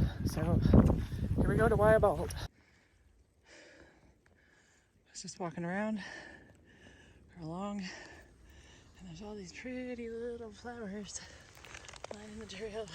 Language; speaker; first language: English; native; English